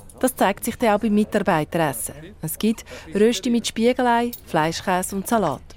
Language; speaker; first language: German; native; German